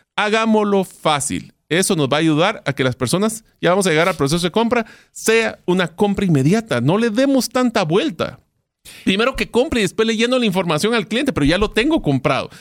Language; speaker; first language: Spanish; native; Spanish